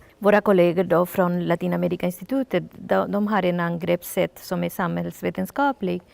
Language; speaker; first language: Swedish; non-native, fluent; Spanish